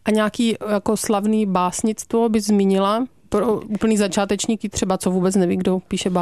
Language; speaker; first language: Czech; native; Czech